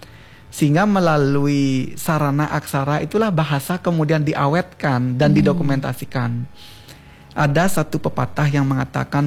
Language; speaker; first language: Indonesian; non-native, local second language; Balinese